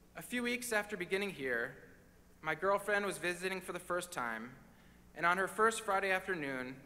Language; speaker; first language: English; native; English